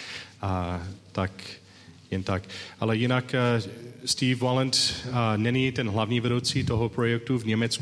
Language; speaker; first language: Czech; non-native, learner; English